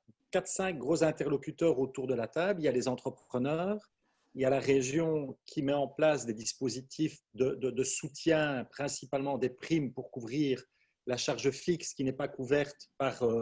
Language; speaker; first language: French; native; French